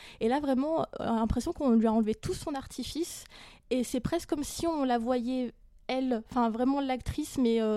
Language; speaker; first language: French; native; French